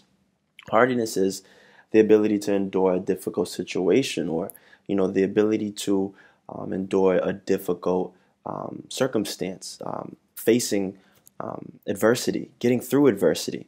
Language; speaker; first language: English; native; English